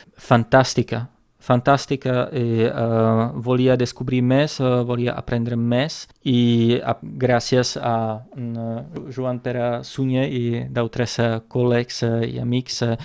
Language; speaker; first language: Catalan; non-native, fluent; Czech